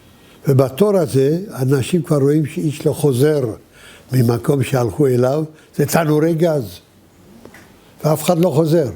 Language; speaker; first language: Hebrew; early bilingual, other home language; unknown